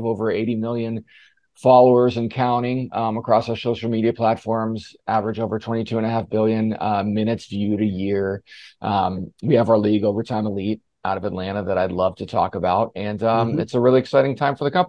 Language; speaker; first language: English; native; English